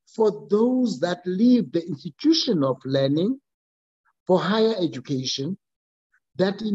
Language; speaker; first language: English; non-native, local second language; Xhosa